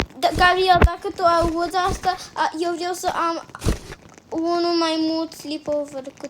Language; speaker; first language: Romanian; early bilingual, heritage; Romanian